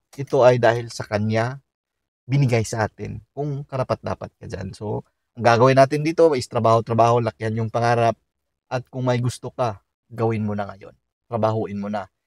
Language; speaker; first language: Filipino; native; Filipino